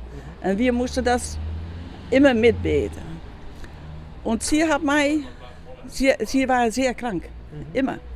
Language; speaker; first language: German; non-native, learner; Dutch